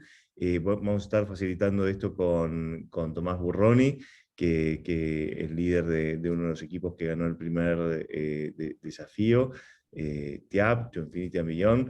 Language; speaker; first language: Spanish; native; Spanish